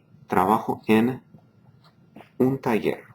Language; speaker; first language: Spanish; non-native, fluent; English